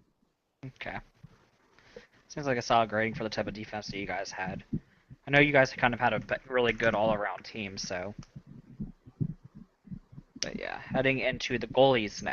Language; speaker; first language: English; native; English